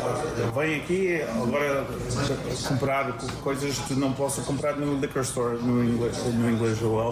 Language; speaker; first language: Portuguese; early bilingual, heritage; Portuguese